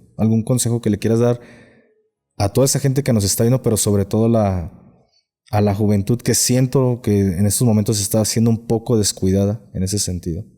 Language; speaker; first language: Spanish; native; Spanish